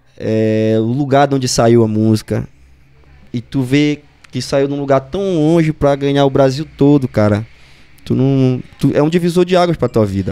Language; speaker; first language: Portuguese; native; Portuguese